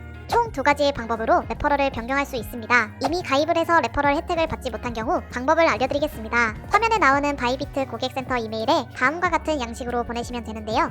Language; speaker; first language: Korean; native; Korean